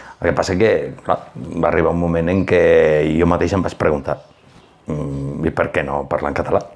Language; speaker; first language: Catalan; non-native, local second language; Spanish